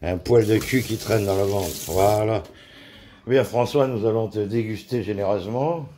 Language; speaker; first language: French; native; French